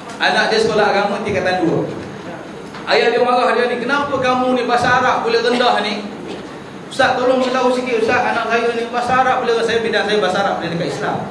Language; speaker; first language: Malay; native; Malay